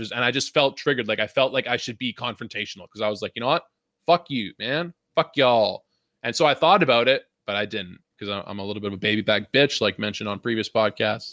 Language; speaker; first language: English; native; English